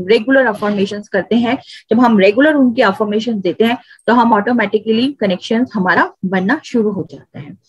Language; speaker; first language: Hindi; native; Hindi